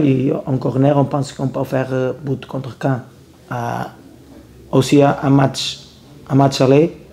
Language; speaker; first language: French; non-native, learner; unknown